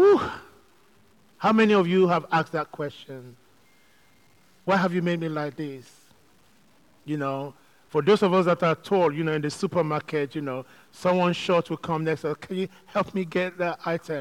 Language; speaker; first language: English; non-native, local second language; Yoruba